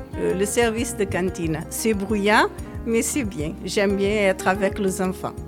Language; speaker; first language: French; non-native, fluent; Portuguese